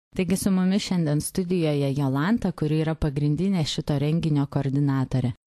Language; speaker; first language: Lithuanian; native; Lithuanian